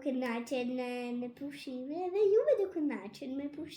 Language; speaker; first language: Albanian; early bilingual, heritage; Albanian